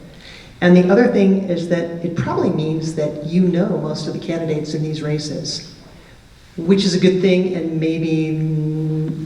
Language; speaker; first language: English; native; English